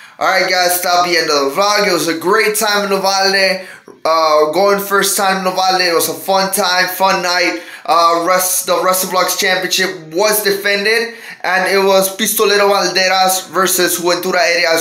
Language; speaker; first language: English; early bilingual, other home language; Spanish